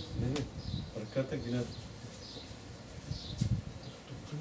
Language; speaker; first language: Bulgarian; non-native, learner; Russian